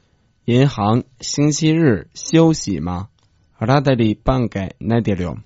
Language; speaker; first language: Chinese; non-native, learner; Croatian